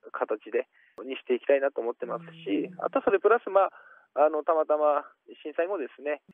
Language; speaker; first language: Japanese; native; Japanese